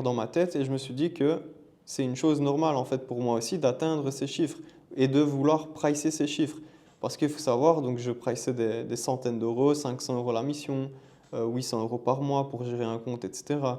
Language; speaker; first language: French; native; French